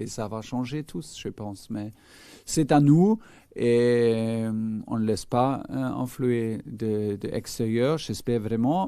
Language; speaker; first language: French; non-native, fluent; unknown